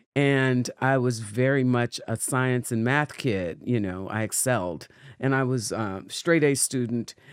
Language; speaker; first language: English; native; English